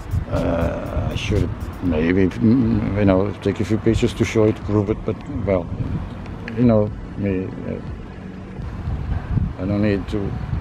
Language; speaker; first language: English; non-native, fluent; Portuguese